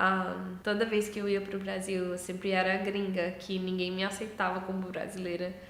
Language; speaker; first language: Portuguese; early bilingual, heritage; English